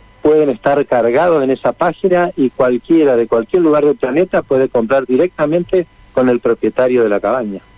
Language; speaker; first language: Spanish; native; Spanish